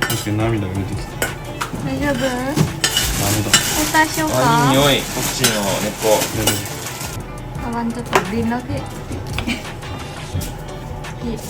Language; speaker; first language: Japanese; non-native, fluent; Thai